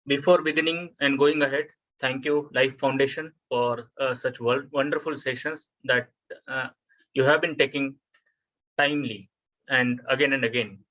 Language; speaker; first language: English; non-native, local second language; Marathi